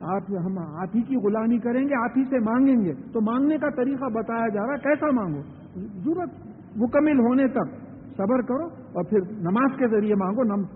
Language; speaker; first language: Urdu; native; Urdu